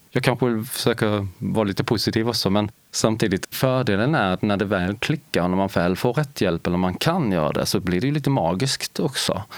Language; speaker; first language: Swedish; native; Swedish